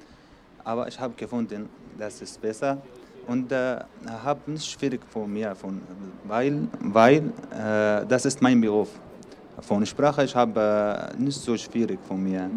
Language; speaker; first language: German; non-native, learner; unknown